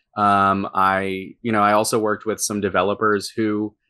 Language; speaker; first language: English; native; English